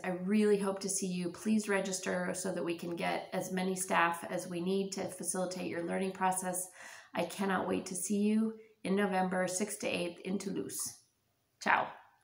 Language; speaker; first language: English; native; English